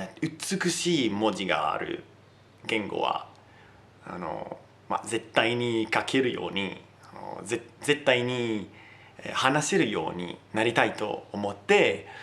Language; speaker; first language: Japanese; non-native, learner; Italian